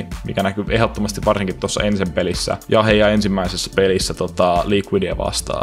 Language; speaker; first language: Finnish; native; Finnish